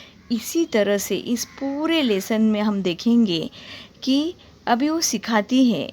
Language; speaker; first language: Hindi; native; Hindi